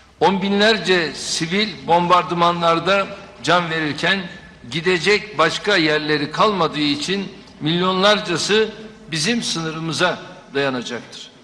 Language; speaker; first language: Turkish; native; Turkish